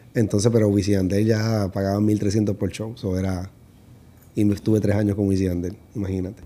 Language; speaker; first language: Spanish; native; Spanish